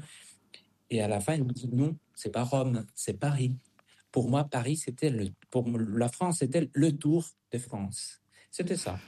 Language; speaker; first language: French; non-native, fluent; Spanish